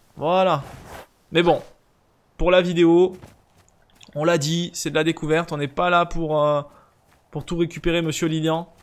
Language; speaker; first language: French; native; French